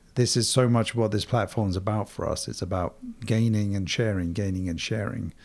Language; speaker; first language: English; native; English